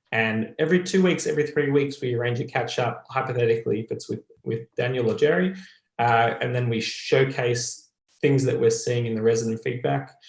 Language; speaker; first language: English; native; English